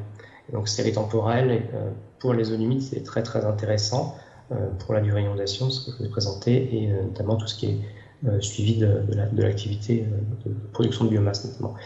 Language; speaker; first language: French; native; French